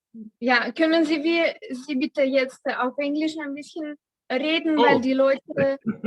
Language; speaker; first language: German; non-native, learner; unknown